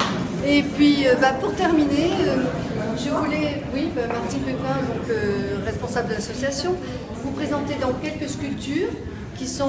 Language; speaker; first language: French; native; French